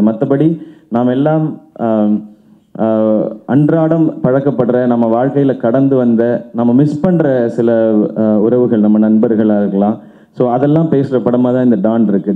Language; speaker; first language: Tamil; native; Tamil